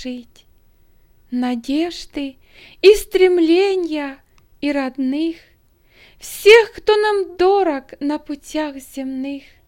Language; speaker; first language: Russian; native; Russian